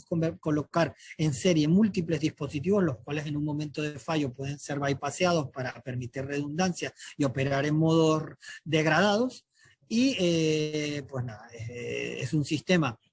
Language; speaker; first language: Spanish; native; Spanish